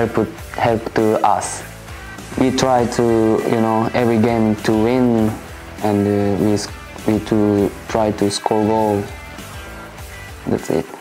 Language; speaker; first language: English; non-native, learner; Japanese